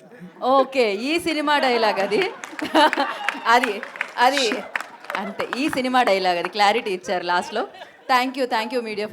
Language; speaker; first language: Telugu; native; Telugu